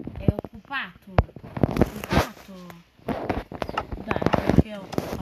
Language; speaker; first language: Italian; early bilingual, other home language; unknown